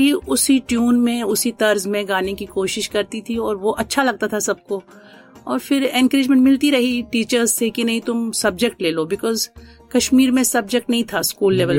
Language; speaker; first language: Hindi; native; Hindi